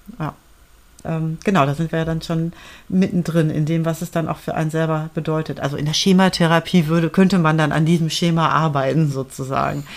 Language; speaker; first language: German; native; German